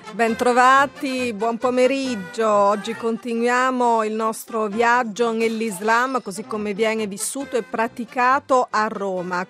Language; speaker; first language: Italian; native; Italian